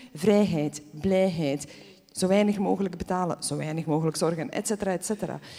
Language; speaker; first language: Dutch; early bilingual, other home language; Polish